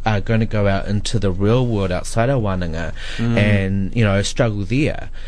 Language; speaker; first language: English; native; English